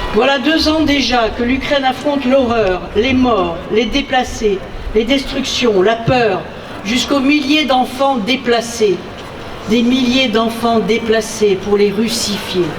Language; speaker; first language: French; native; French